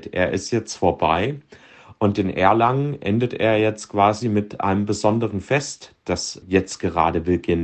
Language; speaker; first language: German; native; German